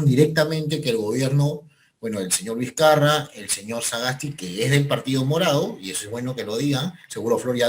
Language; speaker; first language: Spanish; native; Spanish